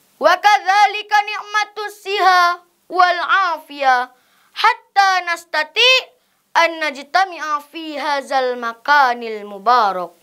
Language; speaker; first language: Arabic; non-native, learner; Indonesian